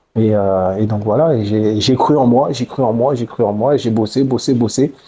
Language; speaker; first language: French; early bilingual, other home language; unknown